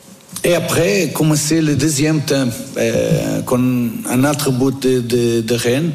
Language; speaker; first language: French; non-native, fluent; Portuguese